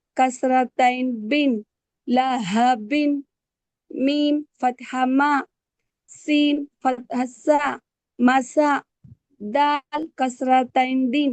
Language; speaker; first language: Arabic; non-native, learner; Telugu